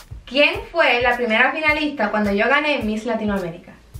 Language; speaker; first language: Spanish; early bilingual, heritage; Spanish